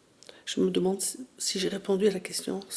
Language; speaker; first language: French; native; French